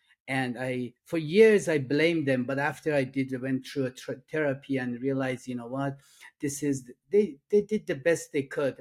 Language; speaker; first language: English; non-native, fluent; Persian